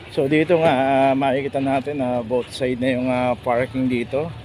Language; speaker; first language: Filipino; native; Filipino